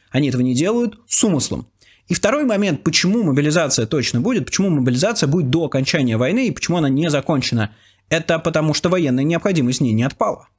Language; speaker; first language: Russian; native; Russian